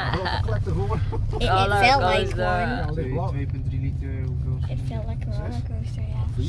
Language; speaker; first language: English; non-native, local second language; Filipino